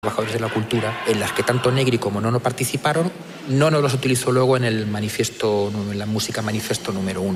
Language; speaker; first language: Spanish; native; Spanish